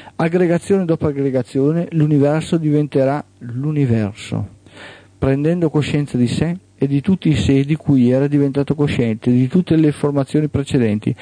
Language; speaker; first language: Italian; native; Italian